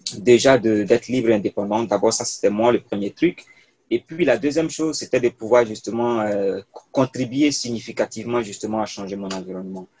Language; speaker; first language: French; non-native, local second language; Mossi